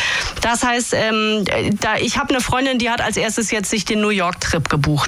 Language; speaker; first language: German; native; German